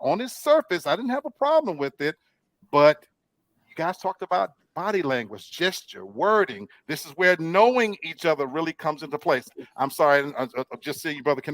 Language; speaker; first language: English; native; English